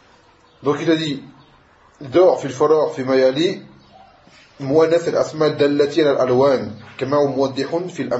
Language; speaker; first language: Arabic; non-native, fluent; French